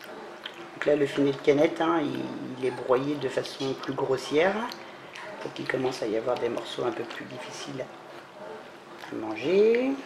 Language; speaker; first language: French; native; French